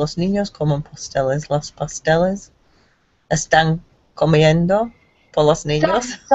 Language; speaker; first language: Spanish; non-native, learner; English